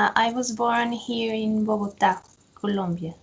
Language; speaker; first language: English; non-native, fluent; Spanish